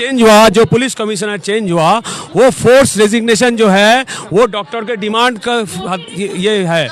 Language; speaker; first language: Hindi; non-native, local second language; Bangla